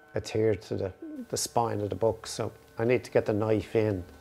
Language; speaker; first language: English; native; English